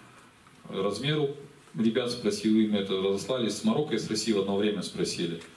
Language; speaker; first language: Russian; native; Russian